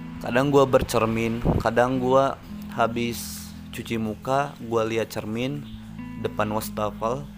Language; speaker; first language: Indonesian; native; Indonesian